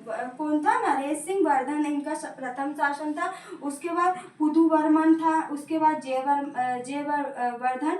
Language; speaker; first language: Hindi; native; Hindi